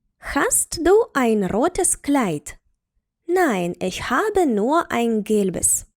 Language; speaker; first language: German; non-native, fluent; Ukrainian